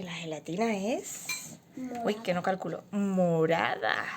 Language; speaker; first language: Spanish; native; Spanish